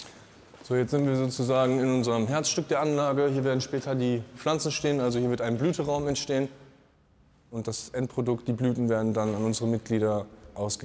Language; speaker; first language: German; native; German